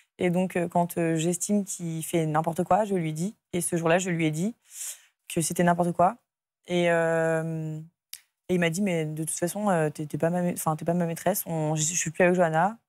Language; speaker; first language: French; native; French